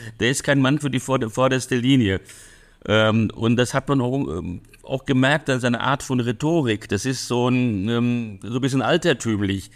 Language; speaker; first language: German; early bilingual, other home language; Hungarian